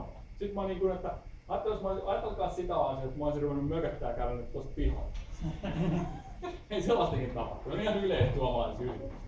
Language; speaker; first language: Finnish; native; Finnish